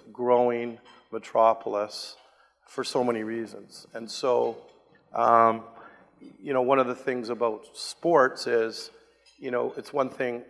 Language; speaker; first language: English; native; English